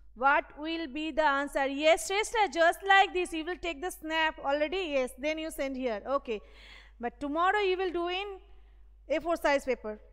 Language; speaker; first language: English; non-native, local second language; Bangla